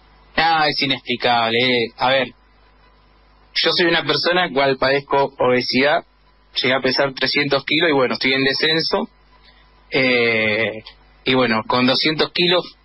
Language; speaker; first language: Spanish; native; Spanish